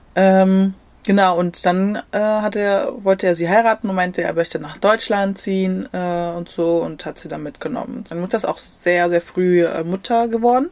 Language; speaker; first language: German; native; German